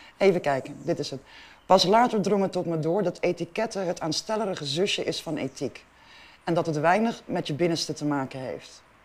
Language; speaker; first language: Dutch; non-native, local second language; Papiamento